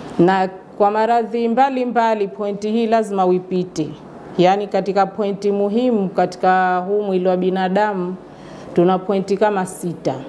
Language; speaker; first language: Swahili; native; Swahili